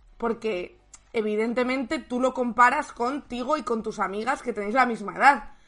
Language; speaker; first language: Spanish; native; Spanish